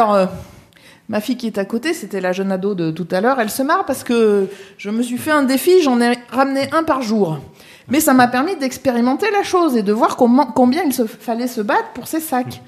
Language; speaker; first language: French; native; French